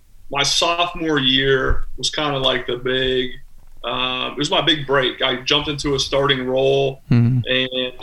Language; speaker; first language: English; native; English